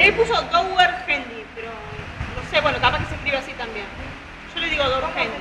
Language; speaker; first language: Spanish; native; Spanish